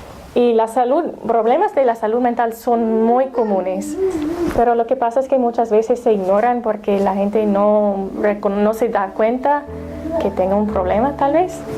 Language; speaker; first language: Spanish; non-native, fluent; English